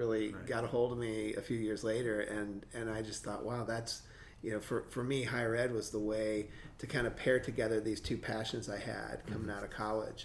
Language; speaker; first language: English; native; English